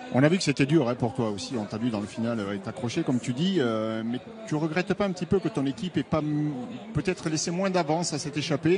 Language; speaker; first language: French; native; French